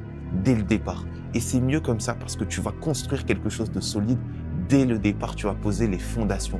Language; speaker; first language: French; native; French